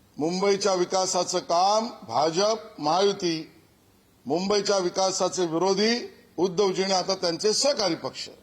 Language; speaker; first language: Marathi; native; Marathi